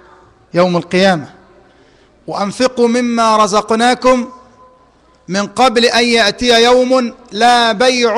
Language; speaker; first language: Arabic; native; Arabic